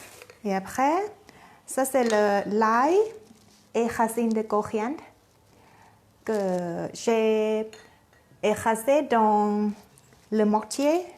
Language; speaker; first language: French; non-native, fluent; Thai